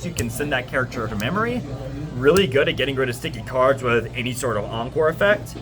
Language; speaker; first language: English; native; English